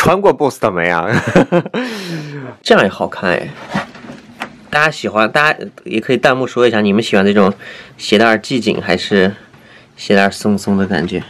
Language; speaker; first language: Chinese; native; Chinese